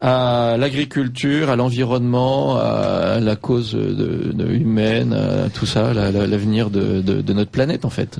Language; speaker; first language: French; native; French